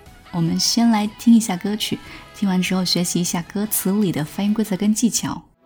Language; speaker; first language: Chinese; native; Chinese